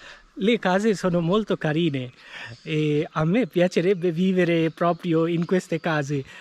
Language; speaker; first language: Italian; non-native, fluent; Bangla